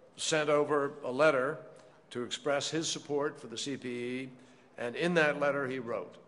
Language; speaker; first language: English; native; English